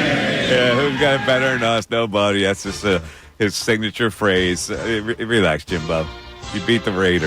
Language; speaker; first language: English; native; English